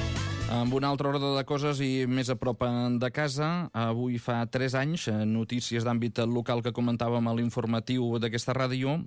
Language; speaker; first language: Catalan; native; Catalan